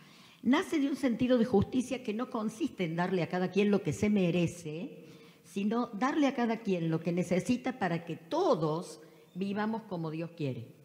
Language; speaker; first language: Spanish; native; Spanish